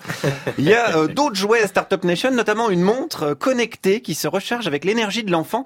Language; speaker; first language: French; native; French